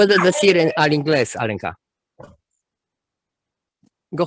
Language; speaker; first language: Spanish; non-native, fluent; Romanian